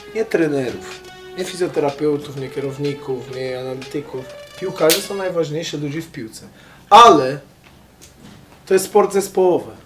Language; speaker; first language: Polish; non-native, fluent; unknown